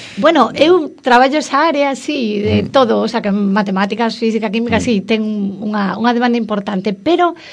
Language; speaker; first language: Galician; non-native, local second language; Spanish